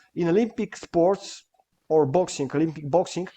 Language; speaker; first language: English; non-native, fluent; Bulgarian